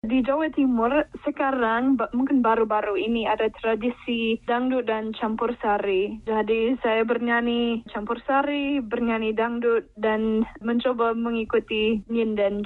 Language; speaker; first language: Indonesian; non-native, fluent; English